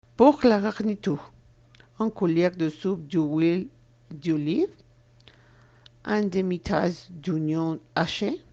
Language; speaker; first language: French; non-native, learner; Spanish